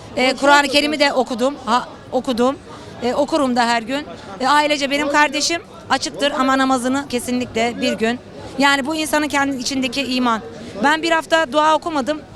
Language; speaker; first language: Turkish; non-native, fluent; Persian